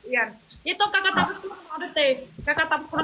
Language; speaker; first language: Filipino; non-native, learner; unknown